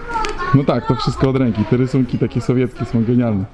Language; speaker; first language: Polish; native; Polish